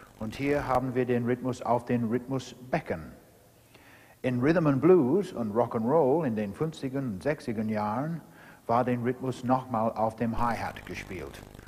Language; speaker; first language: German; non-native, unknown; English